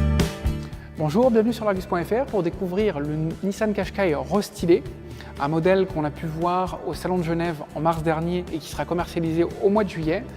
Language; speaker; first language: French; native; French